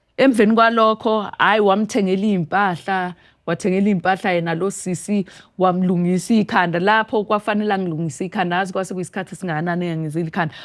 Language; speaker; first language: Zulu; native; Zulu